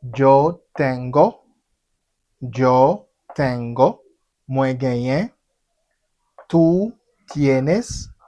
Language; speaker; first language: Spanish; non-native, fluent; Haitian Creole